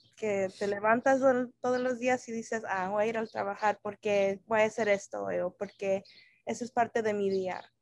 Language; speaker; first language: Spanish; early bilingual, heritage; Spanish